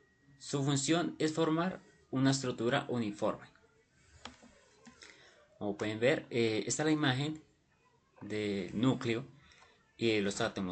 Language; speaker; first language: Spanish; native; Spanish